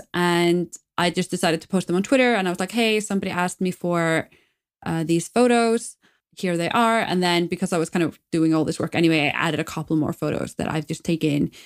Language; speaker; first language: English; non-native, fluent; Icelandic